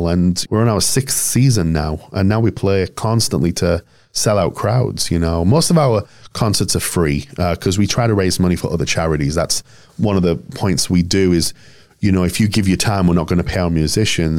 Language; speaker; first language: English; native; English